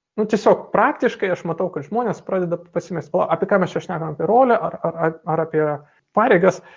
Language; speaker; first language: Lithuanian; non-native, local second language; Russian